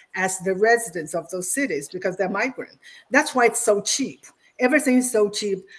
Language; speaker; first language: English; non-native, fluent; Chinese